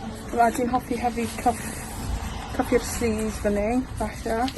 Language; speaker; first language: Welsh; non-native, local second language; English